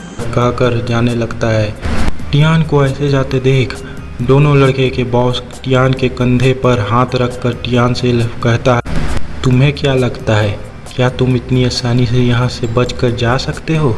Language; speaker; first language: Hindi; native; Hindi